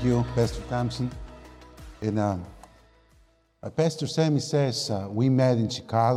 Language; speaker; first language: English; non-native, fluent; Spanish